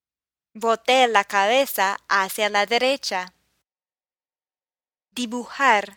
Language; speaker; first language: Spanish; non-native, fluent; English